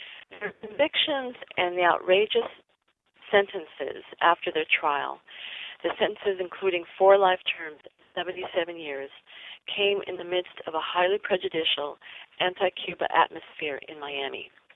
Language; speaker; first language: English; native; English